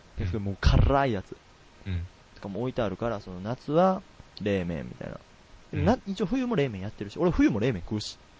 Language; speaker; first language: Japanese; native; Japanese